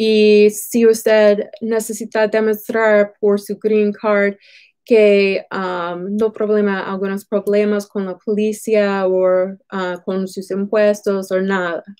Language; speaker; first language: Spanish; non-native, fluent; English